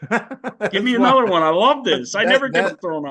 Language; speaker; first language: English; native; English